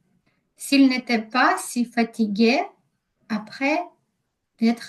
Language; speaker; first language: French; non-native, learner; Ukrainian